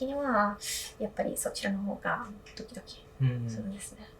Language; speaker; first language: Japanese; non-native, fluent; Italian